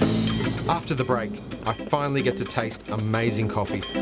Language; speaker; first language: English; native; English